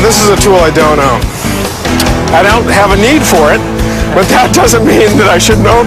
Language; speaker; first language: English; native; English